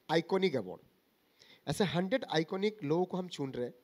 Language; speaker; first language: Hindi; non-native, local second language; Bangla